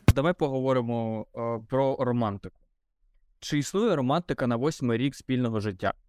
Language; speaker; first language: Ukrainian; non-native, local second language; Russian